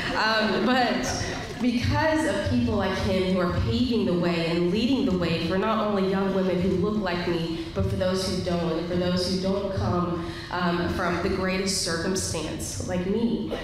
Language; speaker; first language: English; native; English